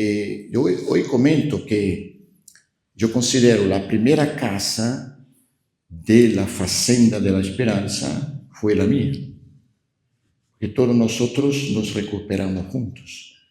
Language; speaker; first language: Spanish; non-native, fluent; Portuguese